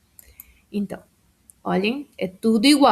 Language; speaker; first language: Portuguese; non-native, fluent; Spanish